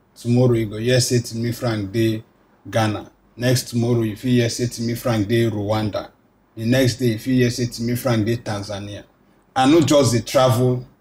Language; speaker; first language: Nigerian Pidgin; non-native, local second language; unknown